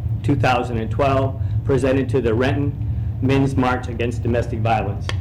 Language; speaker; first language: English; native; English